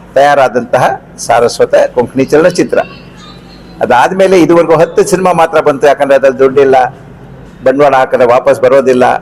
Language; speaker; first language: Kannada; non-native, local second language; Konkani